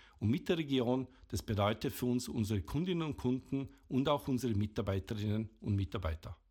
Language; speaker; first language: German; native; German